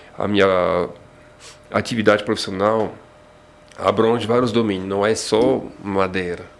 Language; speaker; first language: Portuguese; non-native, fluent; French